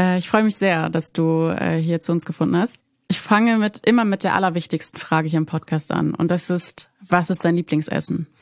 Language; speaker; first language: German; native; German